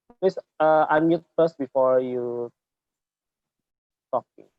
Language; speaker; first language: English; non-native, learner; Indonesian